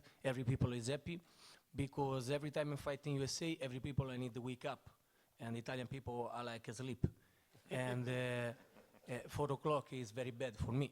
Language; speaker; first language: English; non-native, learner; Italian